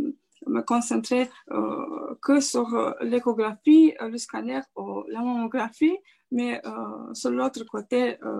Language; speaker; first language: French; non-native, fluent; Romanian